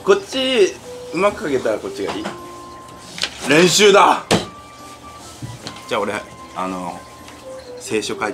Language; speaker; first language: Japanese; native; Japanese